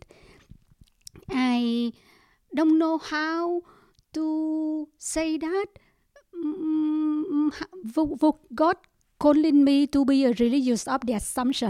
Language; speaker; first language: English; non-native, learner; Vietnamese